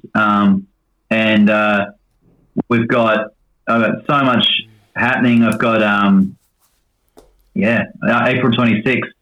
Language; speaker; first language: English; native; English